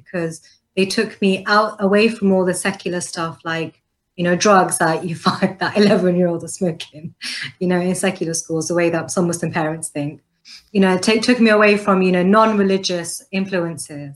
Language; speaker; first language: English; native; English